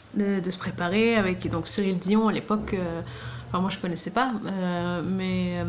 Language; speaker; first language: French; non-native, fluent; Swedish